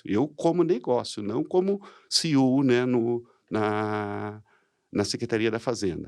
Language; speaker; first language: Portuguese; native; Portuguese